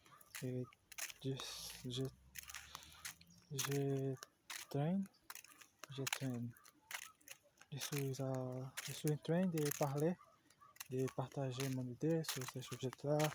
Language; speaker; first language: French; non-native, learner; Portuguese